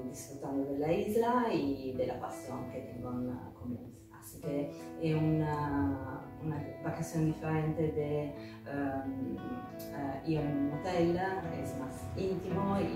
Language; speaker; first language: Spanish; non-native, learner; Italian